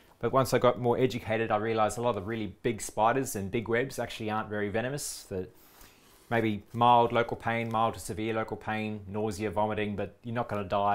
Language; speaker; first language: English; native; English